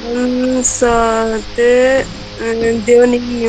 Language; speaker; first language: Persian; non-native, learner; Urdu